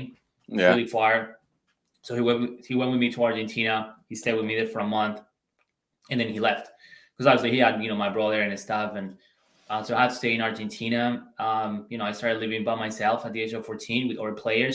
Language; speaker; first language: English; non-native, fluent; Spanish